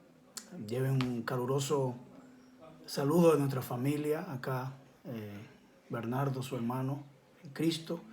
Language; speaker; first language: Spanish; native; Spanish